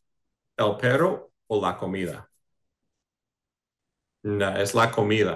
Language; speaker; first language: Spanish; non-native, fluent; English